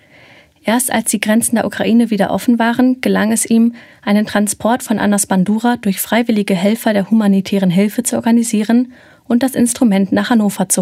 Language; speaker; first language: German; native; German